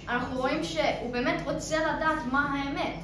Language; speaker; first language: Hebrew; early bilingual, other home language; English